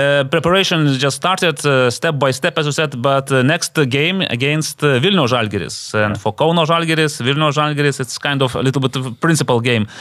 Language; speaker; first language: English; non-native, fluent; Lithuanian